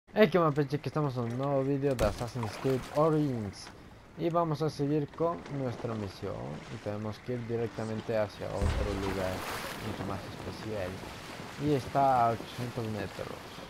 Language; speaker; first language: Spanish; native; Spanish